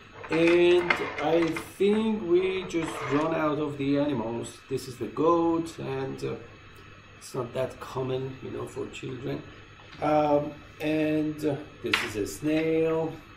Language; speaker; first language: English; non-native, fluent; Persian